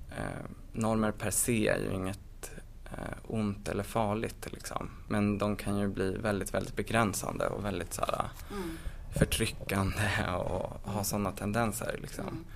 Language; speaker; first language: Swedish; native; Swedish